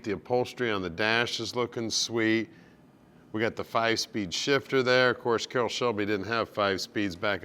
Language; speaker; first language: English; native; English